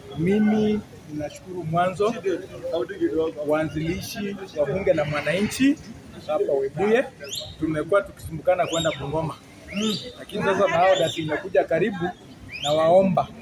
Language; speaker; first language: Swahili; non-native, local second language; Luyia